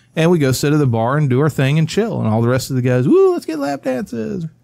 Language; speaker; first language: English; native; English